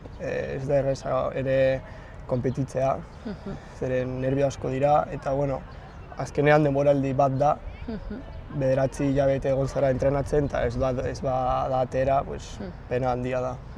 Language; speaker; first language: Basque; non-native, local second language; Spanish